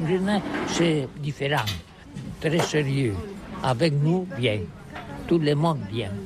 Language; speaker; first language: French; non-native, learner; Catalan